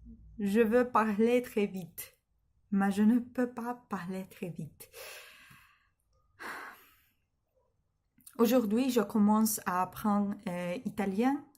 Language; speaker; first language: French; non-native, learner; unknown